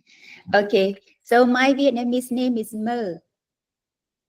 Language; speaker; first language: English; non-native, fluent; Vietnamese